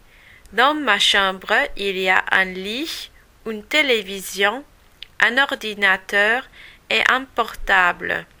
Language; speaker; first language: French; non-native, learner; English